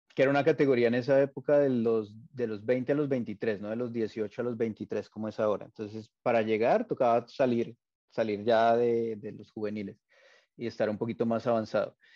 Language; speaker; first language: Spanish; native; Spanish